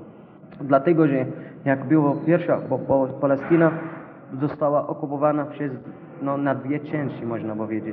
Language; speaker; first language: Polish; non-native, fluent; Arabic